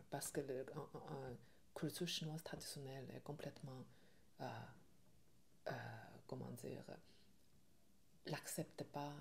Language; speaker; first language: French; non-native, learner; Chinese